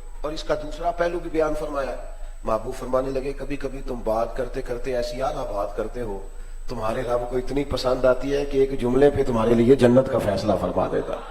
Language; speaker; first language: Urdu; non-native, local second language; Punjabi